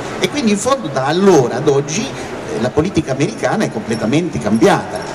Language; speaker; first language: Italian; early bilingual, heritage; Italian